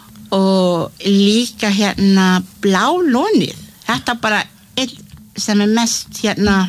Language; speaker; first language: Icelandic; non-native, learner; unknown